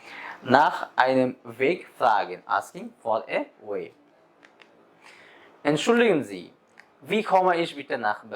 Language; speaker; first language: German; non-native, fluent; Bangla